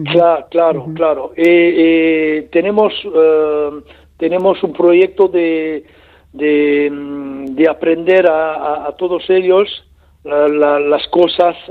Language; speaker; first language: Spanish; non-native, learner; French